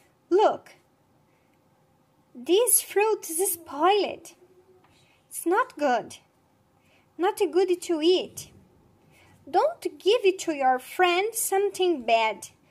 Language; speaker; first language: English; non-native, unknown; Portuguese